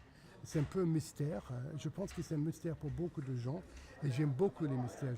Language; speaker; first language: French; non-native, fluent; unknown